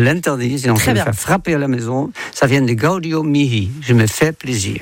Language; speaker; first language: French; non-native, fluent; Dutch